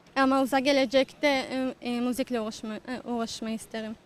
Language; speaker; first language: Turkish; non-native, fluent; Hebrew